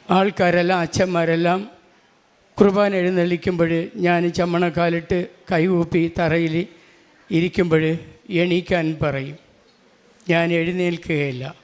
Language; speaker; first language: Malayalam; non-native, local second language; Tamil